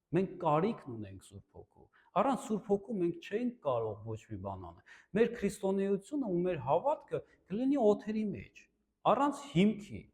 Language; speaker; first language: Armenian; native; Armenian